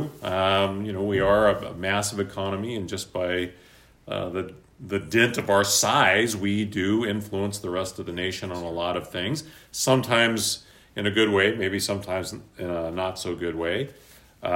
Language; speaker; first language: English; native; English